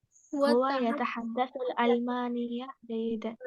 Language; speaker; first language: Arabic; non-native, learner; Tamil